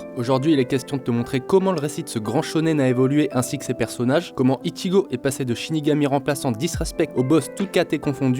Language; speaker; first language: French; native; French